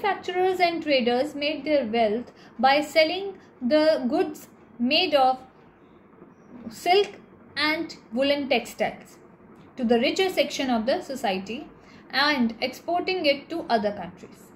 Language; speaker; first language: English; non-native, local second language; Hindi